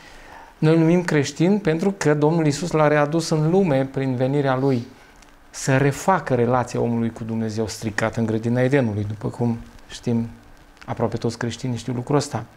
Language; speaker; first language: Romanian; native; Romanian